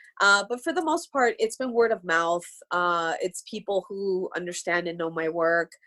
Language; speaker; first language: English; early bilingual, other home language; Spanish